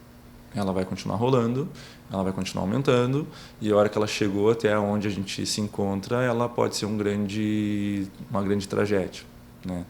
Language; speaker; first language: Portuguese; native; Portuguese